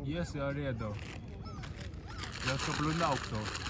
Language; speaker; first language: Swedish; early bilingual, other home language; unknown